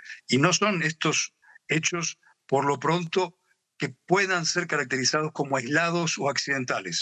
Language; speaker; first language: Spanish; native; Spanish